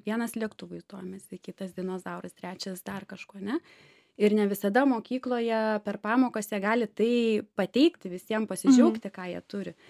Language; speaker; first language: Lithuanian; native; Lithuanian